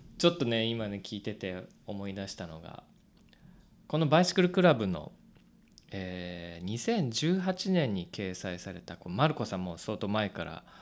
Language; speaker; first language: Japanese; native; Japanese